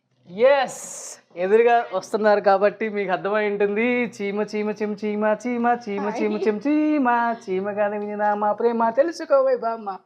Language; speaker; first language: Telugu; native; Telugu